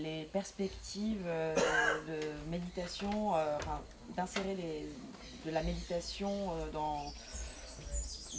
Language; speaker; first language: French; non-native, fluent; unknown